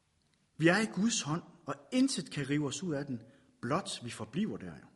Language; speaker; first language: Danish; native; Danish